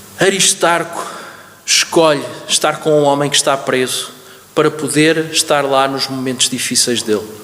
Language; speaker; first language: Portuguese; native; Portuguese